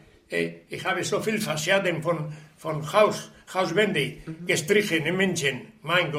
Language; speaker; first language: German; non-native, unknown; Spanish